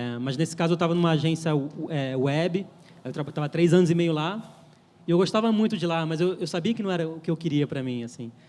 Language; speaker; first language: Portuguese; early bilingual, other home language; French